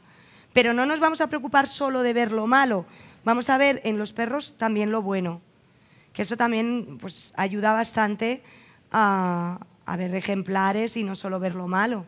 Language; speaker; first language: Spanish; native; Spanish